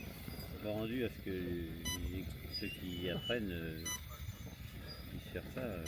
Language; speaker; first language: French; native; French